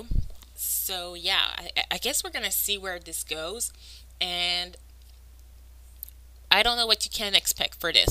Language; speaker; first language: English; non-native, fluent; French